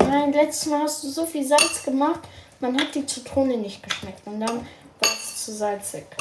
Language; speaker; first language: German; early bilingual, other home language; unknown